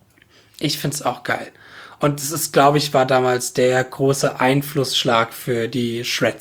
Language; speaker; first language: German; native; German